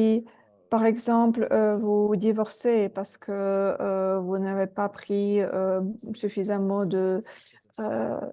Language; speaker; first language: French; non-native, fluent; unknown